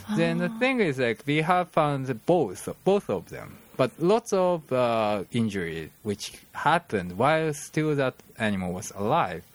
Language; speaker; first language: English; non-native, fluent; Japanese